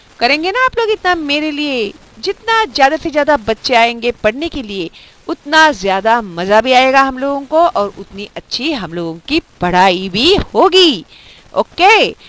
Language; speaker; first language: Hindi; non-native, local second language; Marathi